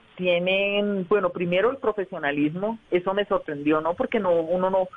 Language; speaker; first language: Spanish; native; Spanish